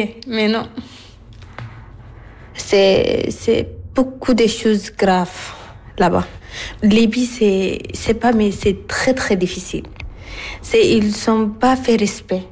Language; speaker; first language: French; non-native, learner; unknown